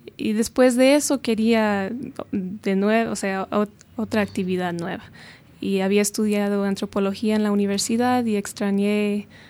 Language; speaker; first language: Spanish; non-native, fluent; English